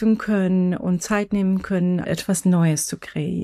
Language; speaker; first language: German; non-native, fluent; Persian